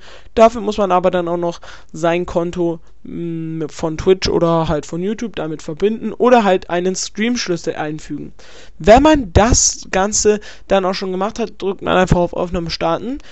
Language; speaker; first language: German; native; German